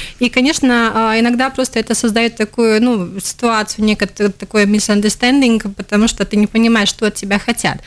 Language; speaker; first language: Russian; native; Russian